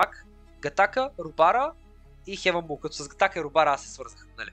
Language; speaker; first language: Bulgarian; native; Bulgarian